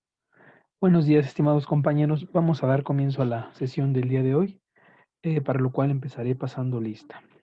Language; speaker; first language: Spanish; native; Spanish